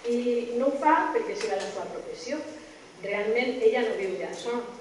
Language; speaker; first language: Spanish; non-native, local second language; Catalan